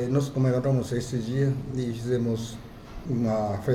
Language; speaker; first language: Portuguese; non-native, fluent; Japanese